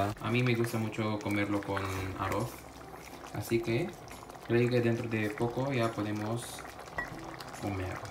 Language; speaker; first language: Spanish; non-native, fluent; Filipino